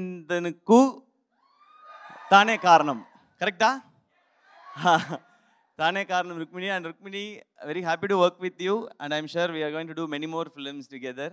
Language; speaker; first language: Telugu; non-native, learner; Tamil